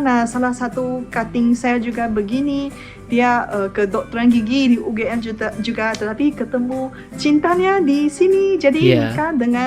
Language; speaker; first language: Indonesian; non-native, fluent; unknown